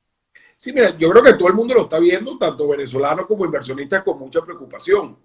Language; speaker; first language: Spanish; native; Spanish